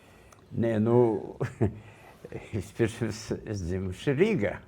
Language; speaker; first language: Latvian; non-native, local second language; Russian